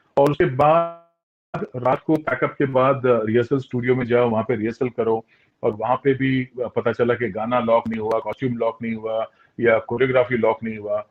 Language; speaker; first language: Hindi; non-native, local second language; Tulu